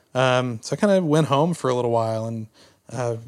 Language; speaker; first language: English; native; English